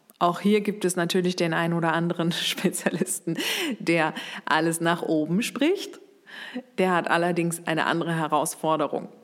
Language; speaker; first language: German; native; German